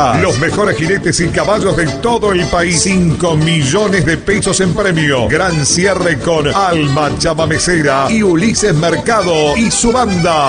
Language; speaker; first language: Spanish; native; Spanish